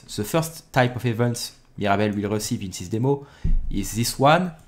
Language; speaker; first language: English; non-native, fluent; French